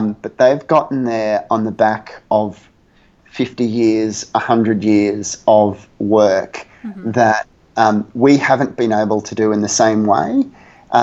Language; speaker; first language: English; native; English